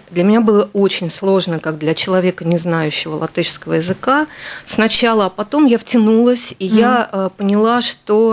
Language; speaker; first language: Russian; native; Russian